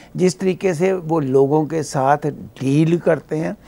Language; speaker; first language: Hindi; native; Hindi